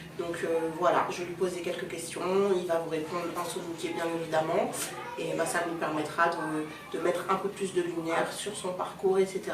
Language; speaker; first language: French; native; French